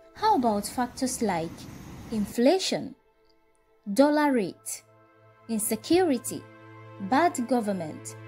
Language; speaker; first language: English; non-native, local second language; Igbo